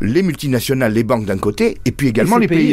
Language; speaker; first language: French; native; French